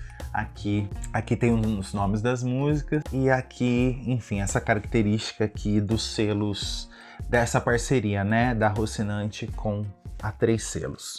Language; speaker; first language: Portuguese; native; Portuguese